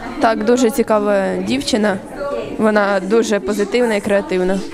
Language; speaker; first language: Ukrainian; non-native, local second language; Russian